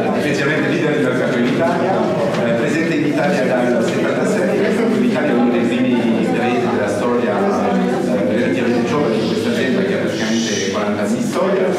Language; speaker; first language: Italian; non-native, fluent; French